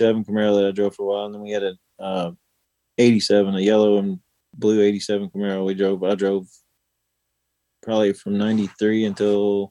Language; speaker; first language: English; native; English